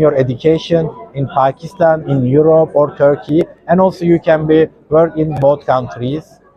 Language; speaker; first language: English; non-native, fluent; Turkish